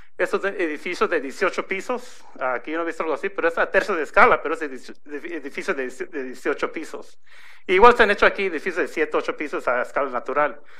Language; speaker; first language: Spanish; early bilingual, heritage; Spanish